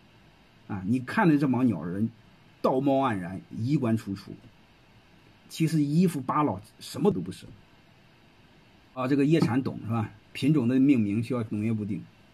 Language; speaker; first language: Chinese; native; Chinese